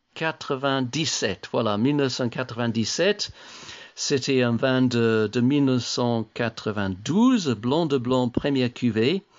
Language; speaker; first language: French; non-native, fluent; English